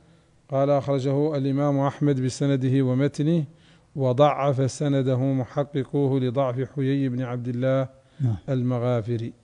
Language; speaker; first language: Arabic; native; Arabic